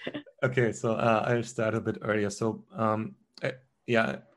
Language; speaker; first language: English; non-native, fluent; German